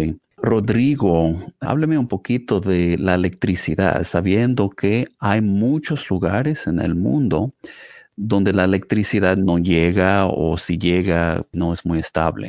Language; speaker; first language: Spanish; non-native, fluent; English